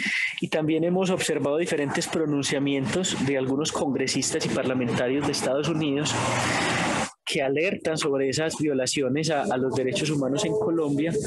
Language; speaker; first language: Spanish; native; Spanish